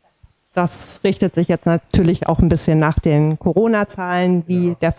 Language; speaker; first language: German; native; German